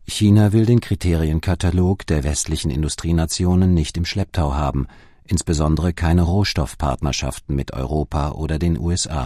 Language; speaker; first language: German; native; German